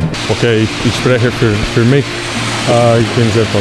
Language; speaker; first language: German; non-native, learner; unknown